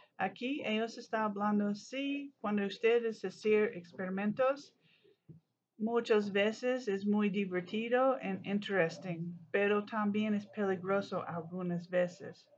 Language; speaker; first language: Spanish; non-native, learner; English